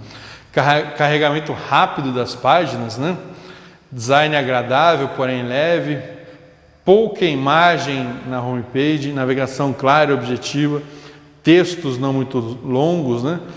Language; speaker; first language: Portuguese; native; Portuguese